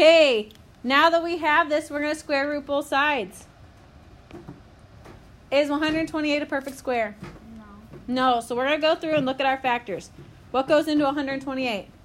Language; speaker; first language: English; native; English